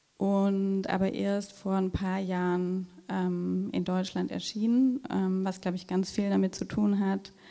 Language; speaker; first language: German; non-native, fluent; Portuguese